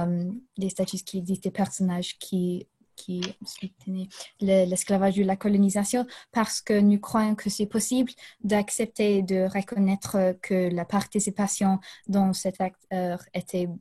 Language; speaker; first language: French; non-native, fluent; English